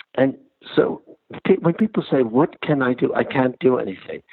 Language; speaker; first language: English; early bilingual, other home language; Ukrainian